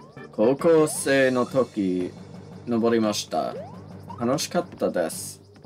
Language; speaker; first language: Japanese; non-native, learner; English